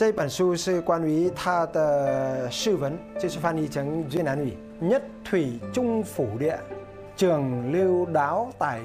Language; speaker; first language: Chinese; non-native, fluent; Vietnamese